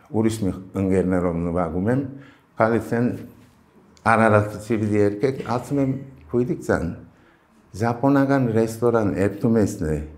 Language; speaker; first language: Armenian; early bilingual, heritage; Armenian